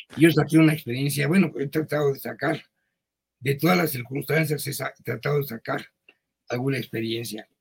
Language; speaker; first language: Spanish; early bilingual, other home language; Yiddish